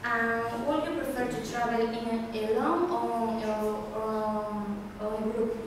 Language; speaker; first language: English; non-native, learner; Spanish